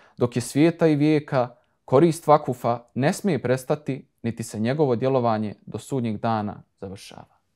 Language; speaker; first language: Croatian; native; Croatian